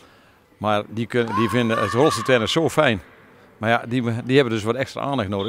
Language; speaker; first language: Dutch; native; Dutch